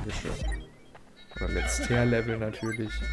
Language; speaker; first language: German; native; German